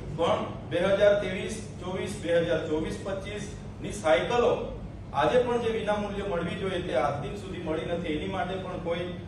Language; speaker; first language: Gujarati; non-native, local second language; Vasavi